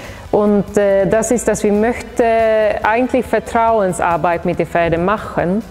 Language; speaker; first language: German; non-native, fluent; Swedish